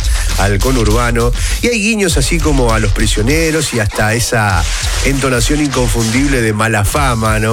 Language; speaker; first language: Spanish; native; Spanish